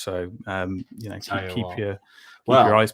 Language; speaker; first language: English; native; English